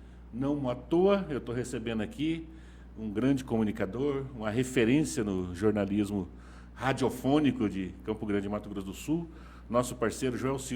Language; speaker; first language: Portuguese; native; Portuguese